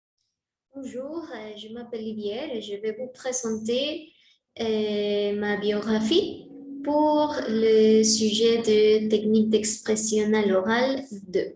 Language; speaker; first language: French; non-native, learner; Spanish